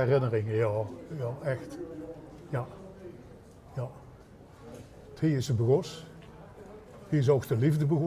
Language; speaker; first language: Dutch; native; Dutch